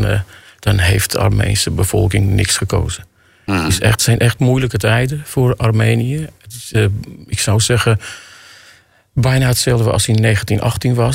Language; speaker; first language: Dutch; non-native, fluent; Armenian